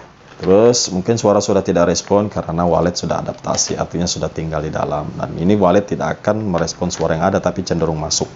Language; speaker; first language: Indonesian; native; Indonesian